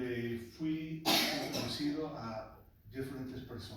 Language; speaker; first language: Spanish; non-native, local second language; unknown